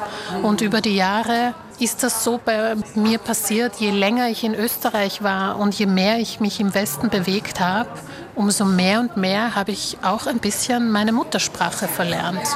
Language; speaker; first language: German; early bilingual, other home language; Slovak